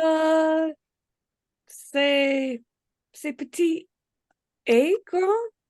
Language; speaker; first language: French; non-native, learner; English